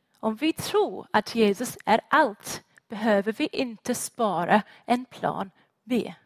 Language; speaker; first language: Swedish; non-native, fluent; English